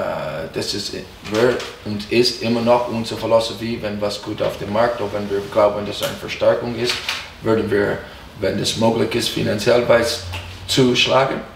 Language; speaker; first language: German; non-native, fluent; English